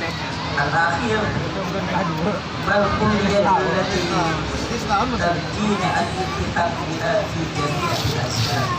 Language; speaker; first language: Arabic; non-native, fluent; Indonesian